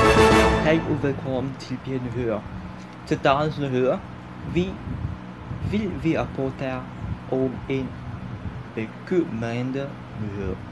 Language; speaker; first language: Danish; non-native, learner; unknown